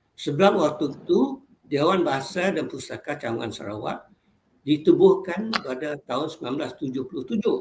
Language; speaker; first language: Malay; non-native, local second language; Chinese